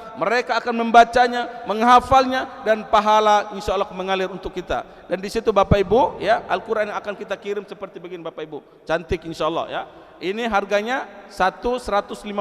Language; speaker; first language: Indonesian; non-native, local second language; Tetum